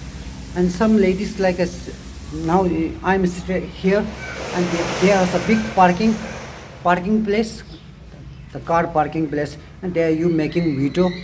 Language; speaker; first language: English; non-native, learner; Tibetan